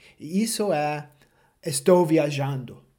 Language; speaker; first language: Portuguese; non-native, fluent; English